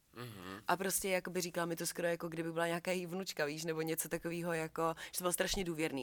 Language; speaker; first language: Czech; native; Czech